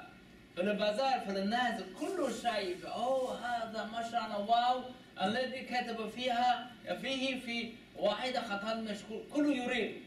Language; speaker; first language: Arabic; non-native, learner; Chinese